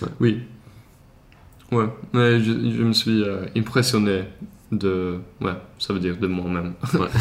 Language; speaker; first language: French; non-native, learner; Swedish